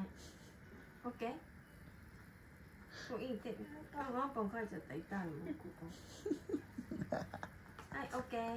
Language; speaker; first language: Japanese; native; Japanese